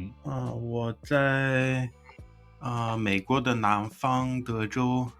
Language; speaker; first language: Chinese; non-native, fluent; English